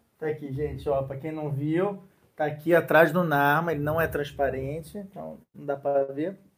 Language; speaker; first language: Portuguese; native; Portuguese